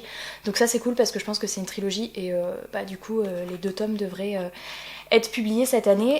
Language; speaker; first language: French; native; French